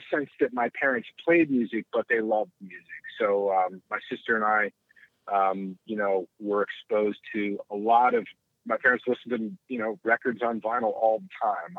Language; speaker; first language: English; native; English